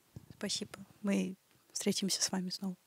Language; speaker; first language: Russian; native; Russian